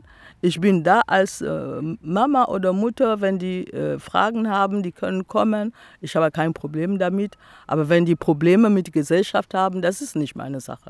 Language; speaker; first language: German; non-native, fluent; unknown